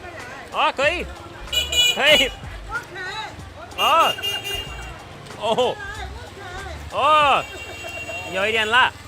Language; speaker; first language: Chinese; non-native, learner; English